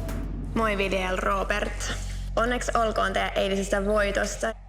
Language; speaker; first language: Finnish; native; Finnish